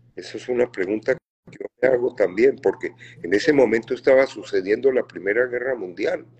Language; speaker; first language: Spanish; native; Spanish